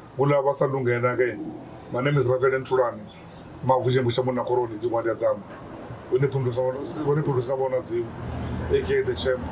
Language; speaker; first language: Zulu; native; Zulu